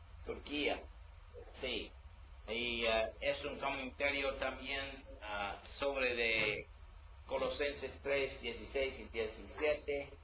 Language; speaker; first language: Spanish; non-native, learner; English